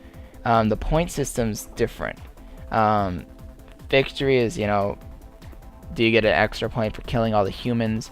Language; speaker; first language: English; native; English